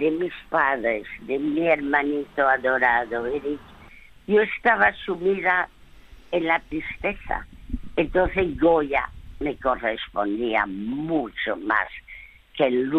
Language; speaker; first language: Spanish; early bilingual, other home language; French